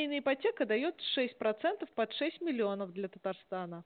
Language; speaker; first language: Russian; native; Russian